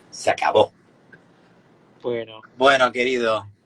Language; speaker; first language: Spanish; native; Spanish